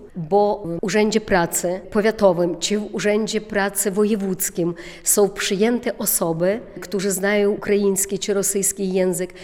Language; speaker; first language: Polish; non-native, fluent; Ukrainian